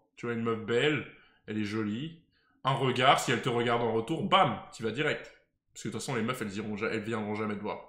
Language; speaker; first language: French; native; French